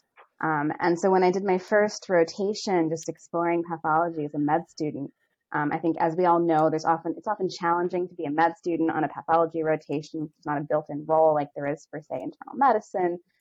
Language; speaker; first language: English; native; English